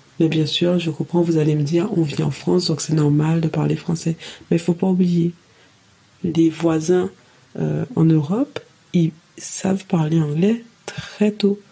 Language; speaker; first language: French; native; French